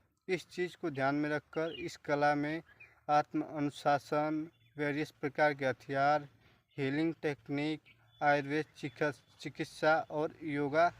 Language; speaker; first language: Hindi; native; Hindi